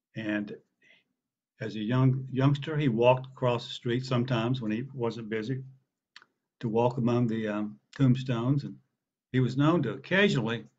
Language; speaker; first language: English; native; English